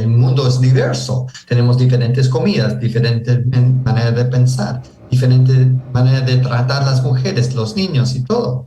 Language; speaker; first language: Spanish; early bilingual, heritage; Spanish